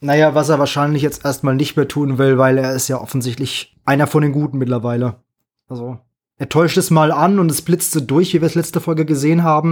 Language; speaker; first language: German; native; German